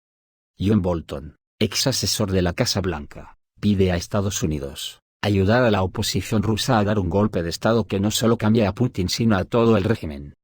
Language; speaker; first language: Spanish; native; Spanish